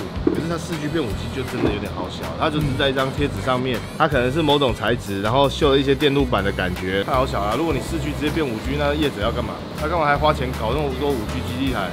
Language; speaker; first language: Chinese; native; Chinese